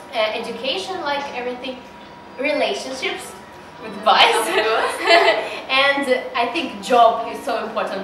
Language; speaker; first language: English; non-native, learner; Russian